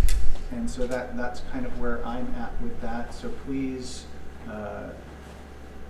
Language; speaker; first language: English; native; English